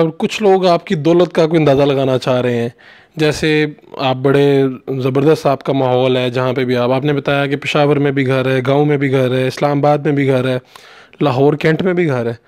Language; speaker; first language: Urdu; non-native, local second language; Punjabi